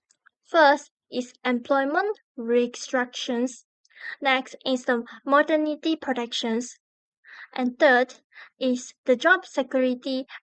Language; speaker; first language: English; non-native, learner; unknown